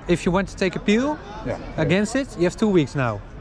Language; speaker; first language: English; non-native, fluent; Dutch